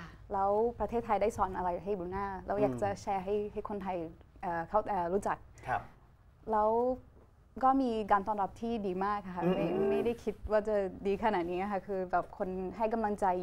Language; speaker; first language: Thai; non-native, fluent; Portuguese